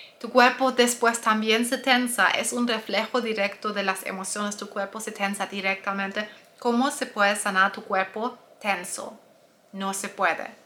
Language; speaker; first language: Spanish; non-native, fluent; German